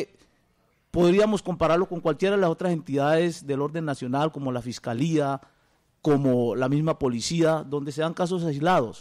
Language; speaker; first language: Spanish; native; Spanish